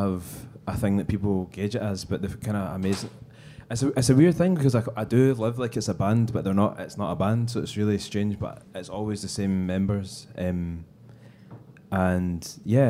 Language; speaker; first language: English; native; English